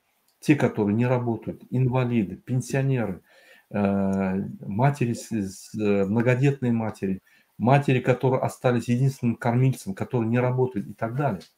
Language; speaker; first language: Russian; native; Russian